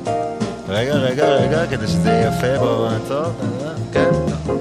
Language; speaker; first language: Hebrew; native; Hebrew